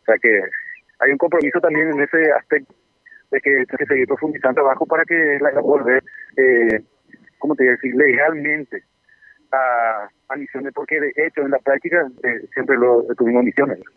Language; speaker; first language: Spanish; native; Spanish